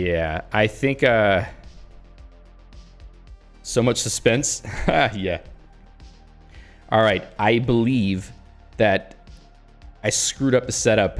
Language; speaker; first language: English; native; English